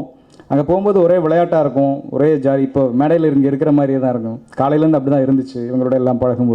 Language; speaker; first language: Tamil; native; Tamil